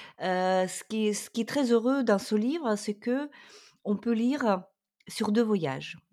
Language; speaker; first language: French; non-native, fluent; Ukrainian